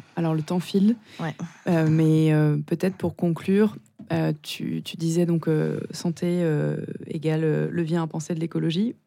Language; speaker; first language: French; native; French